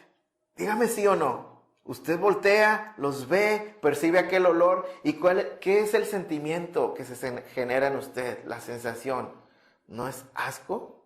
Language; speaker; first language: Spanish; native; Spanish